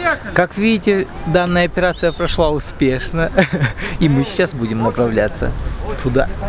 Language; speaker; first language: Russian; native; Russian